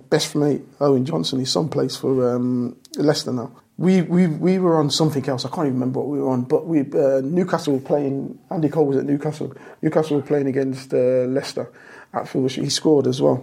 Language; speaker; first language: English; native; English